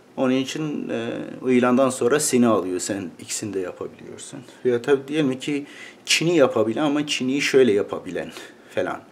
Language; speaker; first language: Turkish; native; Turkish